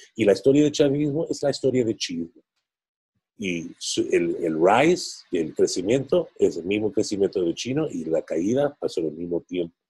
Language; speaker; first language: Spanish; non-native, fluent; English